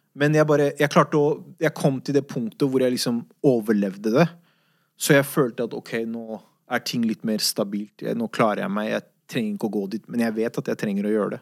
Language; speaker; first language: Norwegian; early bilingual, other home language; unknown